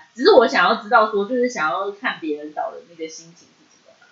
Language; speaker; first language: Chinese; non-native, local second language; Min Nan Chinese